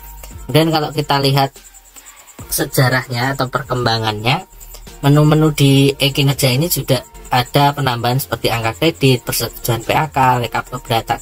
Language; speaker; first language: Indonesian; native; Indonesian